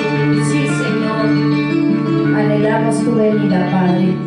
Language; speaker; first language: Spanish; native; Spanish